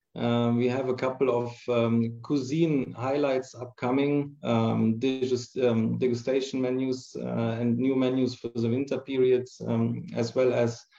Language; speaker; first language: English; non-native, fluent; German